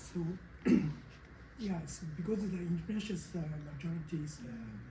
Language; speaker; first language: English; non-native, learner; Japanese